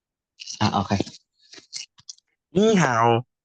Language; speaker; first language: Chinese; non-native, learner; Filipino